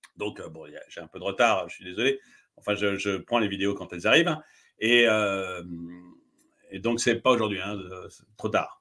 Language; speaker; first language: French; native; French